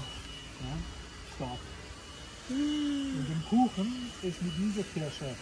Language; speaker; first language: German; non-native, fluent; Italian